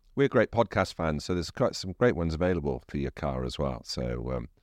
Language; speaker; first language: English; native; English